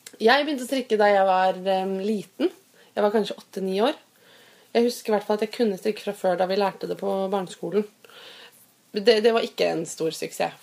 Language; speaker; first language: Norwegian; native; Norwegian